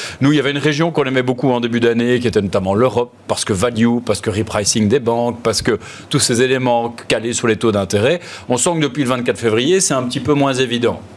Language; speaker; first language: French; native; French